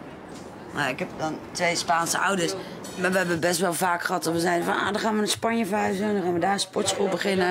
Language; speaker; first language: Dutch; native; Dutch